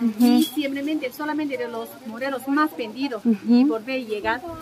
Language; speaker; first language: Spanish; non-native, learner; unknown